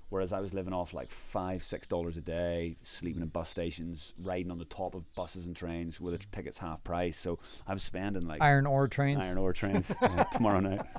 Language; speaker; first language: English; native; English